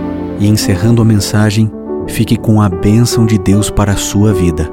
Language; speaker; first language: Portuguese; native; Portuguese